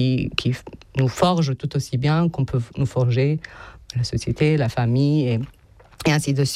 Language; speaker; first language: French; non-native, fluent; Serbian